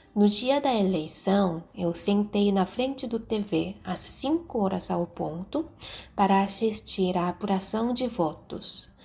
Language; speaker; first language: Portuguese; non-native, fluent; Korean